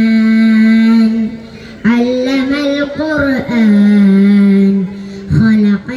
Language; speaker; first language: Arabic; non-native, learner; Malayalam